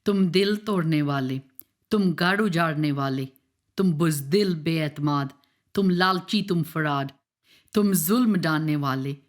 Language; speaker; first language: Urdu; non-native, local second language; Punjabi